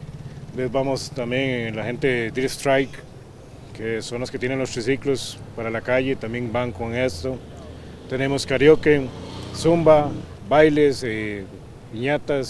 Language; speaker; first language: Spanish; native; Spanish